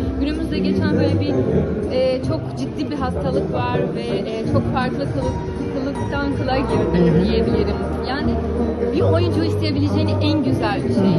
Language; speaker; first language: Turkish; non-native, fluent; Portuguese